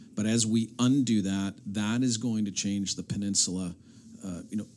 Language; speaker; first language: English; native; English